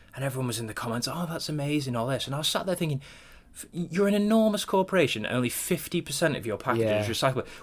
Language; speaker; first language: English; native; English